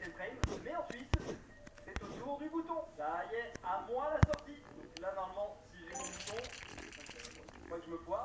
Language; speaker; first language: French; native; French